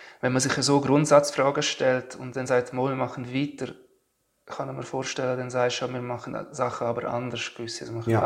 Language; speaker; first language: German; native; German